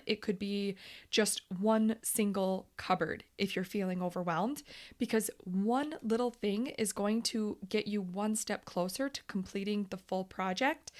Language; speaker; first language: English; native; English